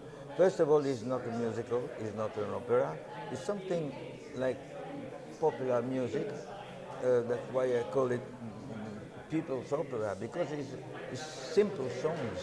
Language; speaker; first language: English; non-native, fluent; Italian